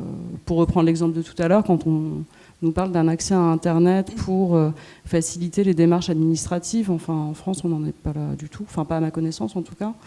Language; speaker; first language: French; native; French